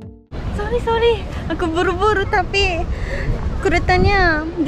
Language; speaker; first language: Indonesian; non-native, fluent; Japanese